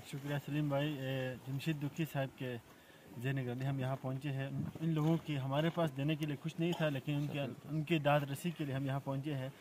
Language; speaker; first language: Urdu; non-native, local second language; Shina